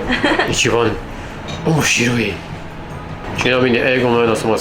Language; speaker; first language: Japanese; non-native, learner; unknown